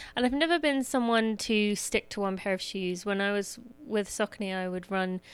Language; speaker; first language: English; native; English